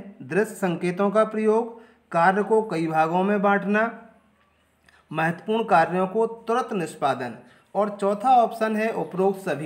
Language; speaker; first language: Hindi; native; Hindi